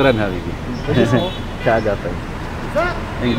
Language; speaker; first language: Arabic; non-native, learner; Filipino